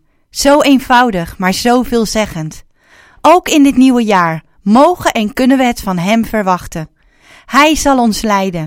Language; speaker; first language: Dutch; native; Dutch